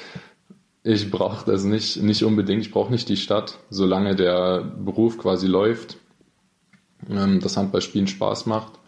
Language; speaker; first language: German; native; German